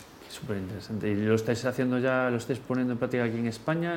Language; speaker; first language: Spanish; native; Spanish